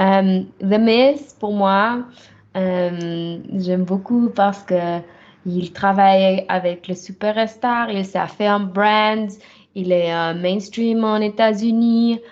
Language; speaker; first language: French; non-native, fluent; German